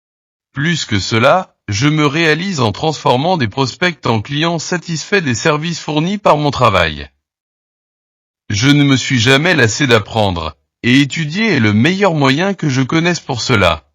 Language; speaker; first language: French; non-native, learner; Portuguese